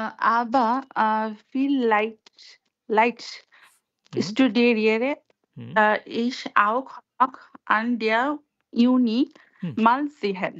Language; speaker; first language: German; non-native, learner; Bangla